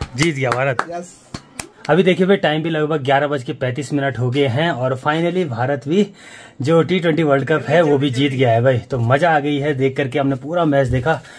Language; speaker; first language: Hindi; non-native, local second language; Garhwali